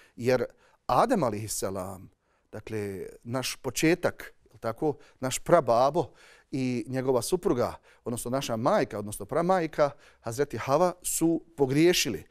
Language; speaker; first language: Bosnian; native; Bosnian